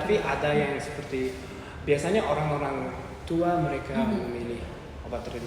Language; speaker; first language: Indonesian; non-native, learner; Uzbek